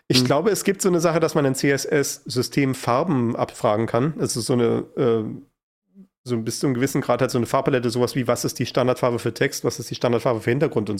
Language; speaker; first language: German; native; German